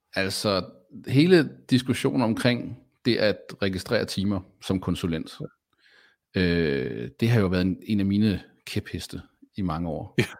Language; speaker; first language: Danish; native; Danish